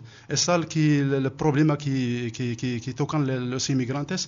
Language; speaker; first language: Spanish; non-native, learner; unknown